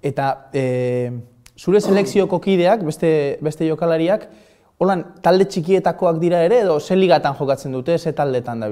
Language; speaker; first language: Basque; native; Basque